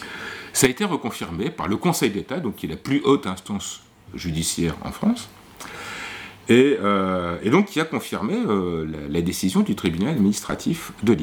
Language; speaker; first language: French; native; French